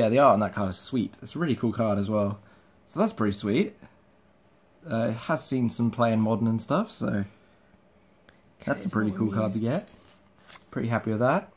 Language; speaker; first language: English; native; English